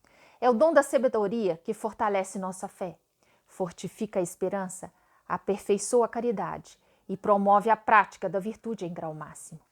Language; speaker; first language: Portuguese; native; Portuguese